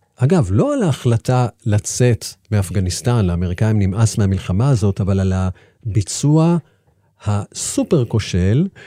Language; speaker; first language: Hebrew; native; Hebrew